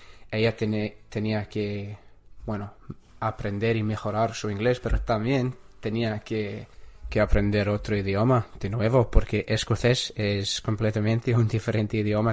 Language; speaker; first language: Spanish; non-native, learner; English